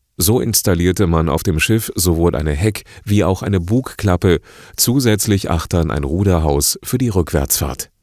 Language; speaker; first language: German; native; German